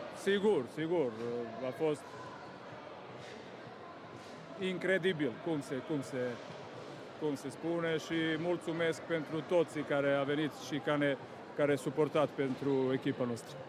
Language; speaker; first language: Romanian; non-native, fluent; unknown